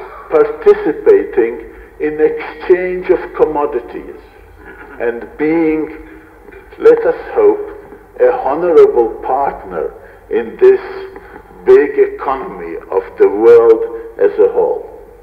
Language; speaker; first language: English; non-native, fluent; Hebrew